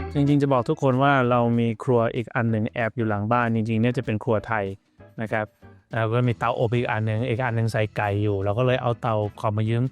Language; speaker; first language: Thai; early bilingual, heritage; Thai